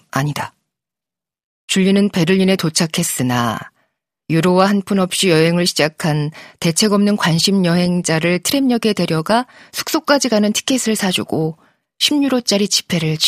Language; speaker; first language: Korean; native; Korean